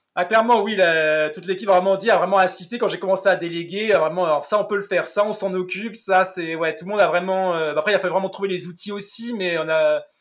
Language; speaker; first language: French; native; French